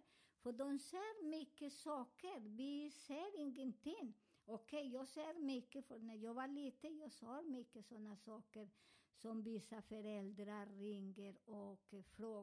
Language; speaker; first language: Swedish; non-native, learner; Spanish